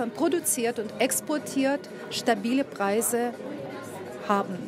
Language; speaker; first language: German; non-native, fluent; Russian